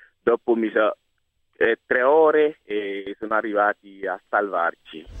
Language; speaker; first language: Italian; non-native, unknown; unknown